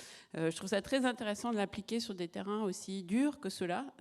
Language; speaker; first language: French; native; French